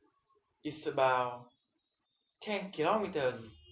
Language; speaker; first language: English; non-native, learner; Vietnamese